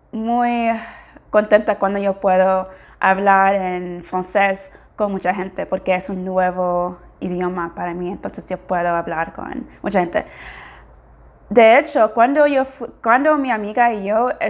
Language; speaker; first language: Spanish; non-native, fluent; English